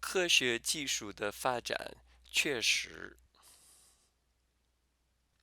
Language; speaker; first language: Chinese; non-native, fluent; English